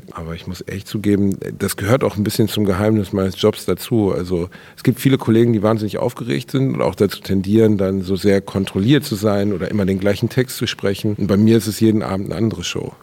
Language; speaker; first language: German; native; German